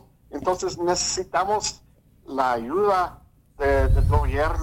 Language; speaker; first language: Spanish; early bilingual, heritage; Spanish